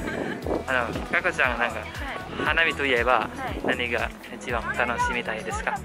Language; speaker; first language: Japanese; non-native, fluent; Indonesian